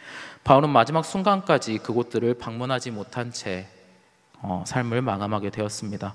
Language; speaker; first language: Korean; native; Korean